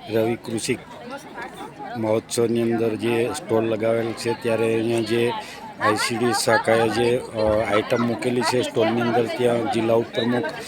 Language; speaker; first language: Gujarati; native; Gujarati